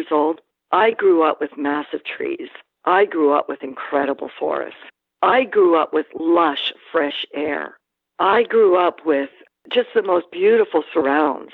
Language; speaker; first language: English; native; English